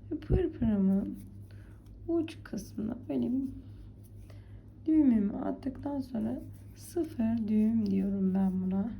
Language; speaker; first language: Turkish; native; Turkish